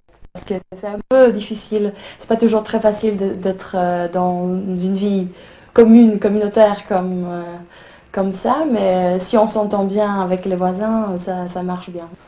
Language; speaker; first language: French; non-native, fluent; Polish